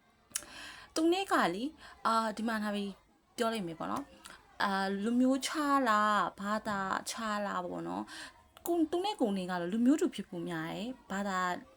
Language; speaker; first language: Burmese; native; Burmese